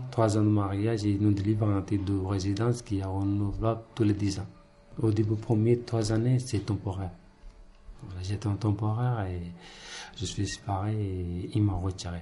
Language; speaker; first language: French; non-native, learner; Punjabi